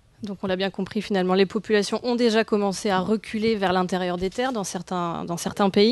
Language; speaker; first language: French; native; French